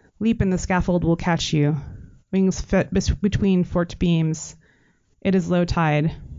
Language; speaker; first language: English; native; English